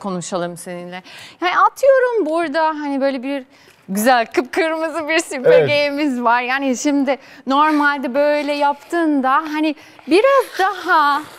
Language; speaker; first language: Turkish; non-native, fluent; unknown